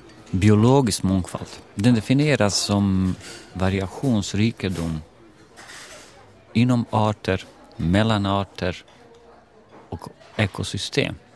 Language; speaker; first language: Swedish; non-native, fluent; Bosnian